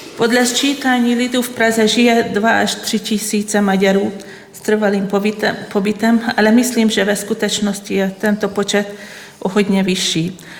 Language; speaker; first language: Czech; non-native, fluent; Hungarian